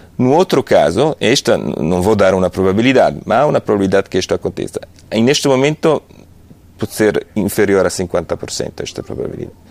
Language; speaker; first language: Portuguese; non-native, fluent; Italian